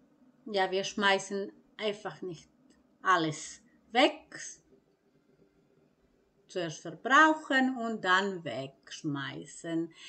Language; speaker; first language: German; non-native, fluent; Croatian